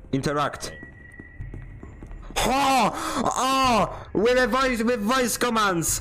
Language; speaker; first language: English; non-native, fluent; Polish